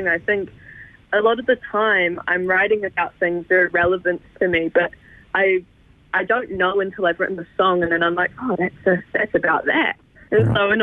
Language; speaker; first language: English; native; English